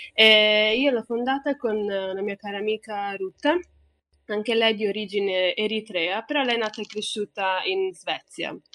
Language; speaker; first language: Italian; early bilingual, other home language; Tigrinya